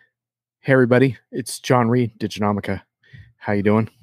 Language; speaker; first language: English; native; English